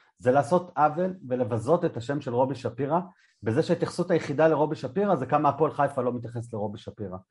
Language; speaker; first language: Hebrew; native; Hebrew